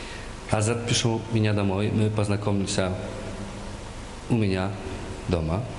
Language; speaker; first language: Russian; non-native, learner; Polish